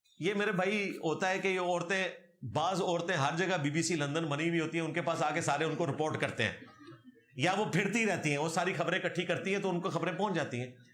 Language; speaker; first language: Urdu; non-native, local second language; Punjabi